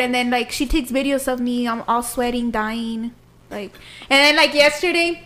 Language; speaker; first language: English; early bilingual, other home language; Spanish